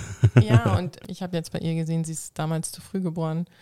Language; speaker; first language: German; non-native, local second language; Low German